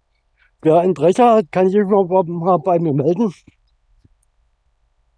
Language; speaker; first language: German; native; German